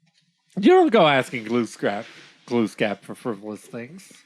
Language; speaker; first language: English; native; English